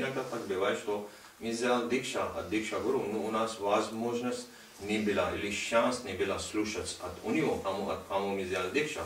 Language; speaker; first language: Russian; non-native, learner; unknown